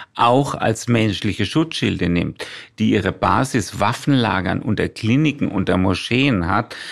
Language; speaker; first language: German; native; German